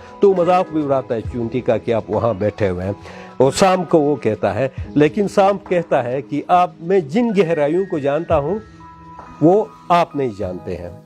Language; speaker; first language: Urdu; non-native, local second language; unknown